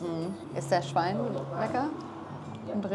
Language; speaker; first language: German; non-native, fluent; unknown